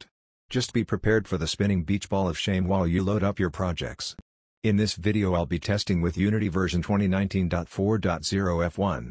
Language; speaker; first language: English; native; English